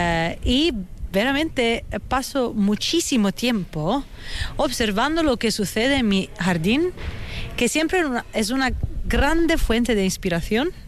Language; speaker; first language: Spanish; non-native, fluent; Italian